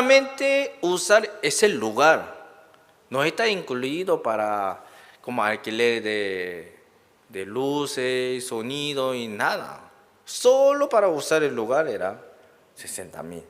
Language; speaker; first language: Spanish; non-native, learner; Korean